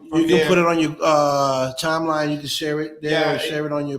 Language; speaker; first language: English; native; English